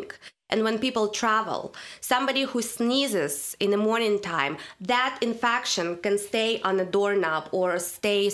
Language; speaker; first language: English; non-native, fluent; Russian